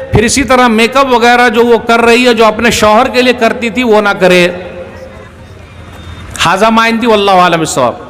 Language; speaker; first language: Hindi; native; Hindi